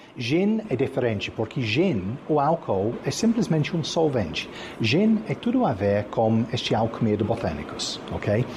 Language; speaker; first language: Portuguese; non-native, fluent; English